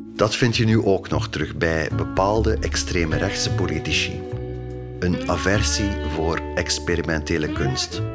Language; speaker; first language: Dutch; native; Dutch